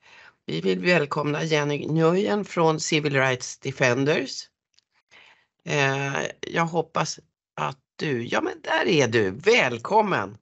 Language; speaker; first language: Swedish; native; Swedish